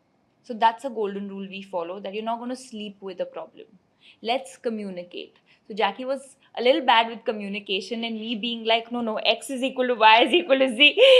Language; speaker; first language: English; non-native, local second language; Hindi